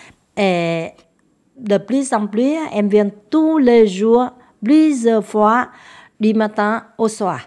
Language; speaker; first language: French; non-native, learner; Vietnamese